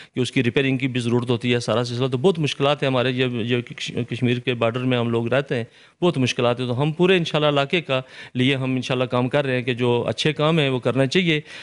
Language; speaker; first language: Urdu; non-native, local second language; Punjabi